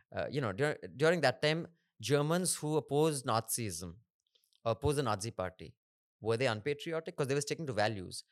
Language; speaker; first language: English; non-native, local second language; Hindi